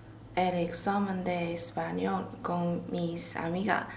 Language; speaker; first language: Spanish; non-native, learner; Chinese